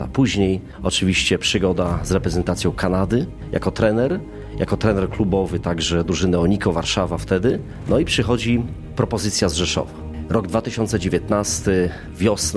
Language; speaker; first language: Polish; native; Polish